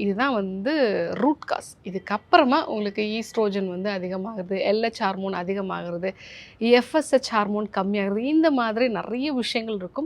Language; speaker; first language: Tamil; native; Tamil